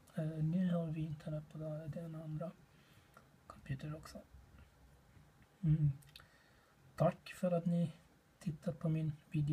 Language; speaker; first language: Swedish; non-native, learner; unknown